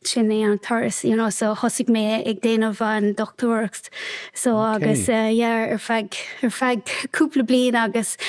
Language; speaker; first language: Irish; non-native, local second language; English